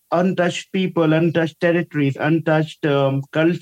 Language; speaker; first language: English; non-native, local second language; Hindi